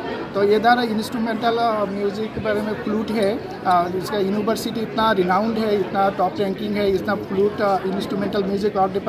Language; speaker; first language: Hindi; non-native, learner; Bangla